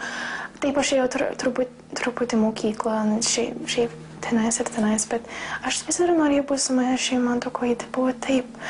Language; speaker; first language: Lithuanian; early bilingual, heritage; English